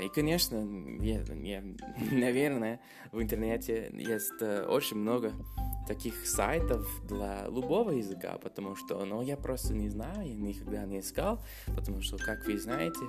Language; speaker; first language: Russian; non-native, fluent; English